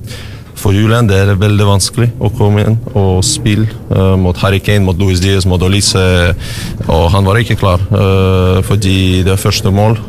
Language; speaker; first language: Norwegian; non-native, learner; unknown